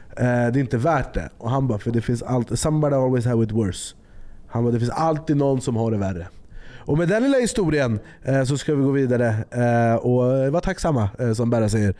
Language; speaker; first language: Swedish; native; Swedish